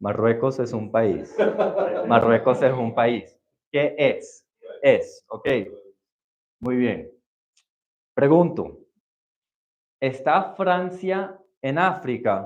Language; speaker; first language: Spanish; non-native, fluent; English